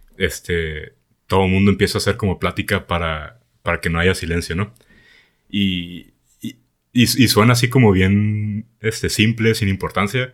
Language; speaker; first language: Spanish; native; Spanish